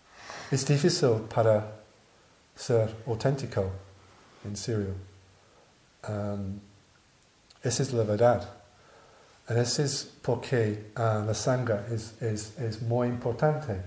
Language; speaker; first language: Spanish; non-native, learner; English